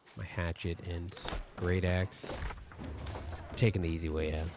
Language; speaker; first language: English; native; English